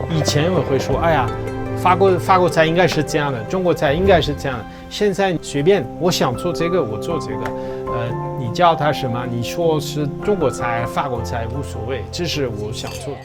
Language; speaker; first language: Chinese; non-native, fluent; French